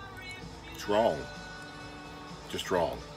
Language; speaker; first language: English; native; English